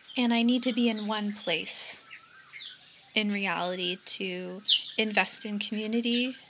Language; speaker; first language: English; native; English